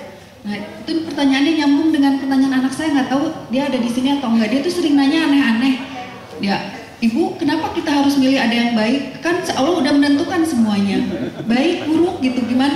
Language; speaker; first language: Indonesian; native; Indonesian